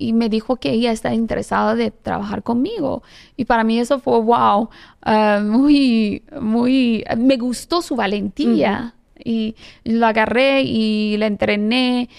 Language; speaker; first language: Spanish; non-native, fluent; Persian